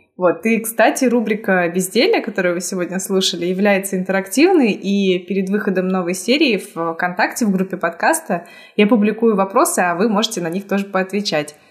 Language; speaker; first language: Russian; native; Russian